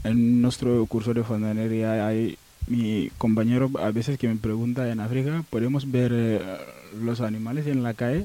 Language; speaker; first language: Spanish; non-native, learner; Wolof